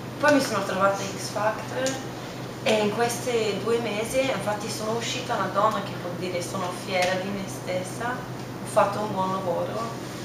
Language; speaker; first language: Italian; non-native, fluent; English